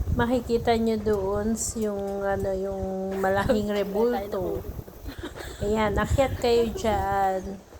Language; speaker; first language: Filipino; native; Filipino